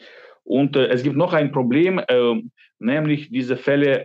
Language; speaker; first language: German; non-native, fluent; Ukrainian